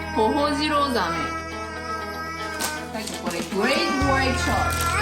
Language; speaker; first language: Japanese; native; Japanese